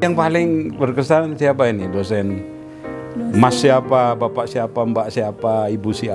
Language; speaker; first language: Indonesian; non-native, local second language; Javanese